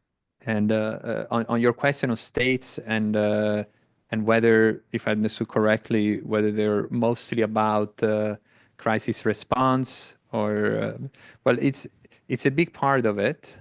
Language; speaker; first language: English; non-native, fluent; Italian